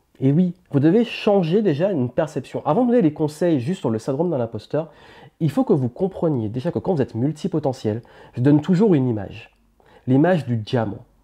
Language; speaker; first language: French; native; French